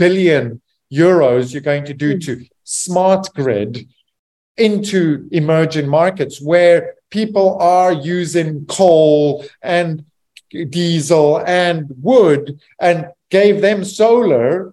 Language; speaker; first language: English; native; English